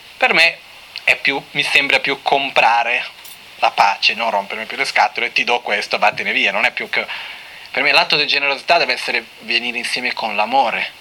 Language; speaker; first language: Italian; non-native, fluent; Portuguese